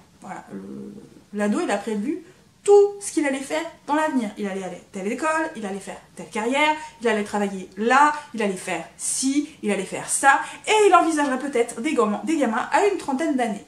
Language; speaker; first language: French; native; French